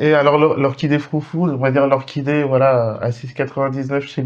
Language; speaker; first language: French; native; French